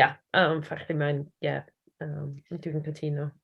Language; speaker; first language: Welsh; non-native, learner; English